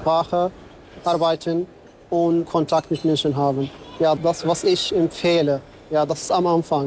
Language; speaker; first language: German; non-native, fluent; Arabic